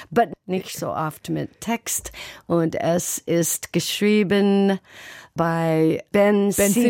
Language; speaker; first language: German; non-native, learner; English